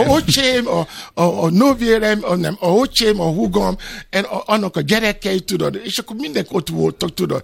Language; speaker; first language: Hungarian; non-native, fluent; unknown